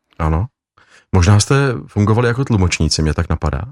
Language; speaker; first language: Czech; native; Czech